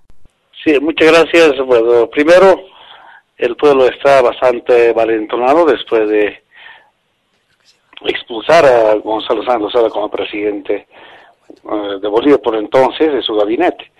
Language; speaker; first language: Spanish; native; Spanish